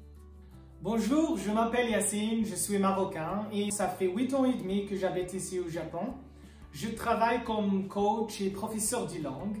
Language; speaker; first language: French; non-native, local second language; Berber languages